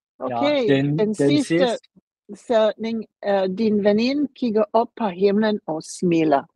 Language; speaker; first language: Danish; non-native, learner; English